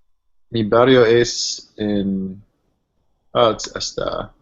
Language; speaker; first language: Spanish; non-native, learner; English